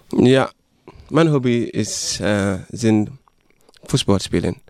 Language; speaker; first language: German; non-native, learner; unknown